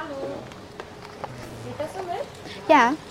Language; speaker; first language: German; non-native, fluent; Japanese